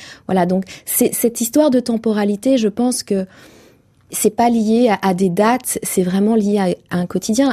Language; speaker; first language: French; non-native, local second language; Kinyarwanda